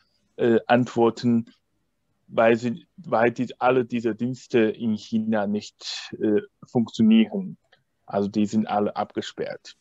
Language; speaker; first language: German; non-native, fluent; Chinese